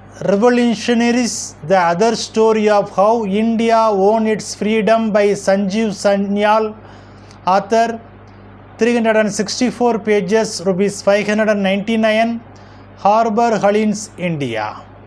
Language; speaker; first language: English; non-native, local second language; Tamil